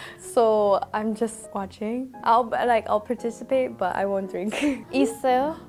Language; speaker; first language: English; native; English